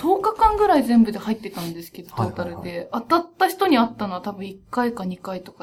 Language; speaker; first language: Japanese; native; Japanese